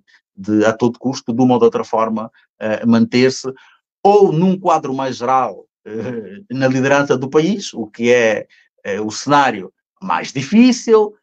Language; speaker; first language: Portuguese; native; Portuguese